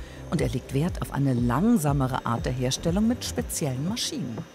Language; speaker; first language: German; native; German